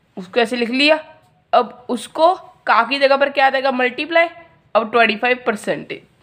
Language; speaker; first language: Hindi; non-native, local second language; Punjabi